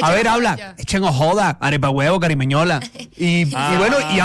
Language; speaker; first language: Spanish; native; Spanish